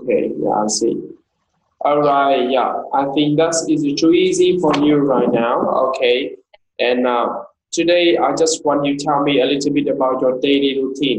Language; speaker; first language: English; non-native, learner; Vietnamese